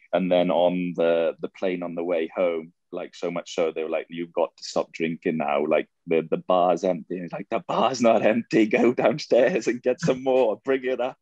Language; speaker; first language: English; native; English